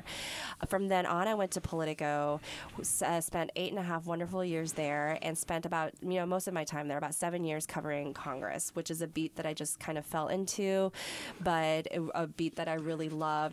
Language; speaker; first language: English; native; English